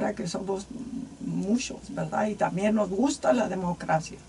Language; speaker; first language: Spanish; native; Spanish